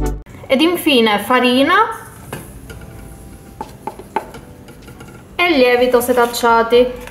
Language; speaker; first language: Italian; native; Italian